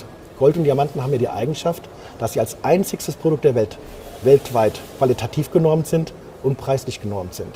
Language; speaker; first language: German; native; German